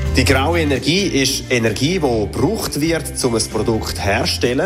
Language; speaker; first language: German; native; German